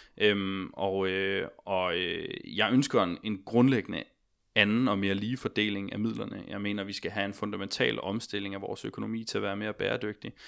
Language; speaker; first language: Danish; native; Danish